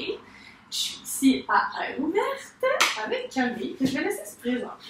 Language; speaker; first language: French; native; French